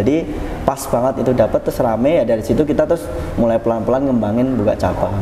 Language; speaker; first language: Indonesian; non-native, local second language; Javanese